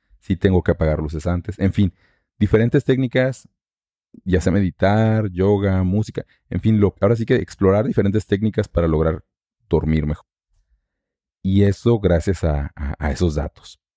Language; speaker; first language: Spanish; native; Spanish